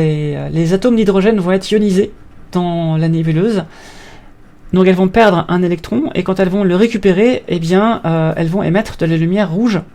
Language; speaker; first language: French; native; French